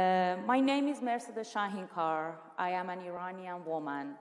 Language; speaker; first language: English; non-native, learner; Persian